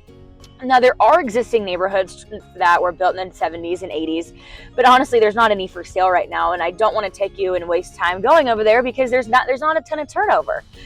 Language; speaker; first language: English; native; English